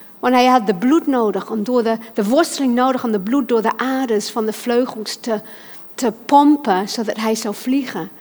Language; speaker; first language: Dutch; non-native, fluent; English